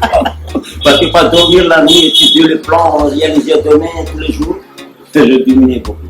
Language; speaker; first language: French; non-native, local second language; Malagasy